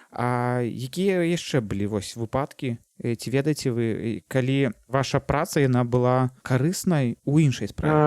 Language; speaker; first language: Belarusian; non-native, local second language; Russian